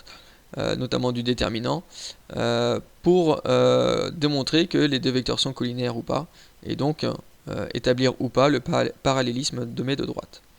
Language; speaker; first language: French; native; French